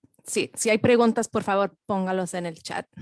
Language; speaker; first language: Spanish; non-native, fluent; English